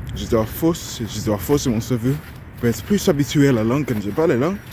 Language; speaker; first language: French; non-native, learner; English